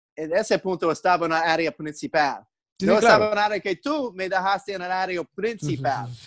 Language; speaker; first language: Spanish; non-native, learner; English